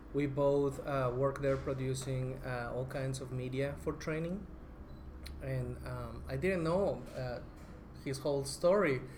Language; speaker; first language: English; non-native, fluent; Spanish